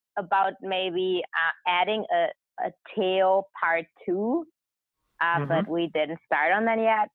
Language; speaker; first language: English; non-native, fluent; German